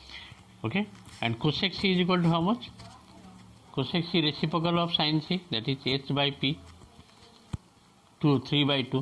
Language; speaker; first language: English; non-native, local second language; Bangla